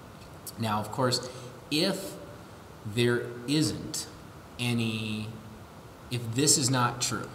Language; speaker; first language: English; native; English